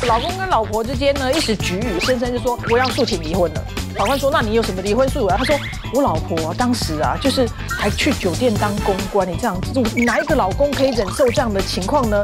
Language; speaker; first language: Chinese; native; Chinese